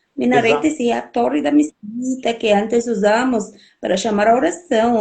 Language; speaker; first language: Portuguese; non-native, fluent; Arabic